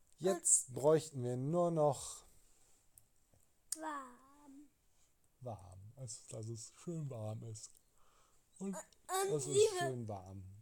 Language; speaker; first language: German; native; German